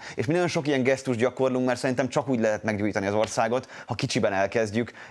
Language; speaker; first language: Hungarian; native; Hungarian